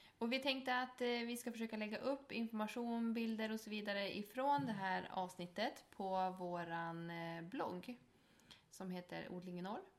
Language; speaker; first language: Swedish; native; Swedish